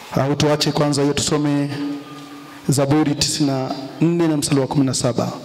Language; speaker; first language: Swahili; native; Swahili